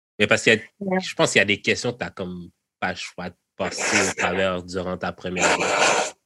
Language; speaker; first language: French; native; French